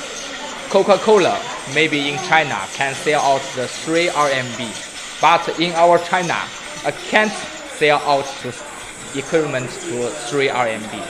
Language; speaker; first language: English; non-native, learner; Chinese